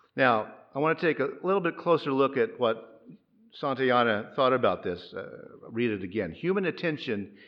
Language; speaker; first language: English; native; English